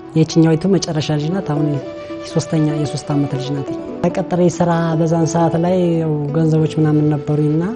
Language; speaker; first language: Amharic; native; Amharic